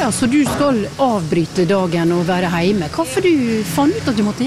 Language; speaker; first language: Norwegian; native; Norwegian